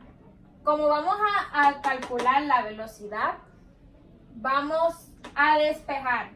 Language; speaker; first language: Spanish; native; Spanish